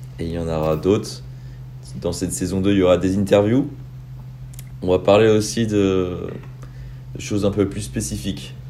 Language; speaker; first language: French; native; French